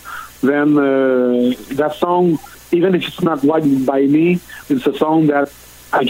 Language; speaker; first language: English; non-native, learner; French